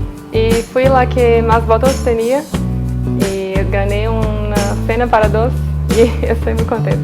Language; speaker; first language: Spanish; non-native, learner; Portuguese